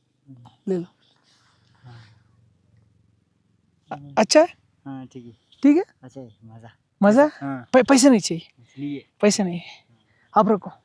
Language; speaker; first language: Hindi; non-native, local second language; Kannada